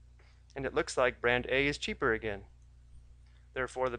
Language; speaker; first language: English; native; English